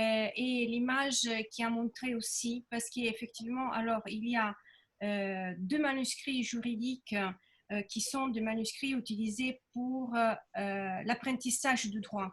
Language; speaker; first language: French; non-native, fluent; Italian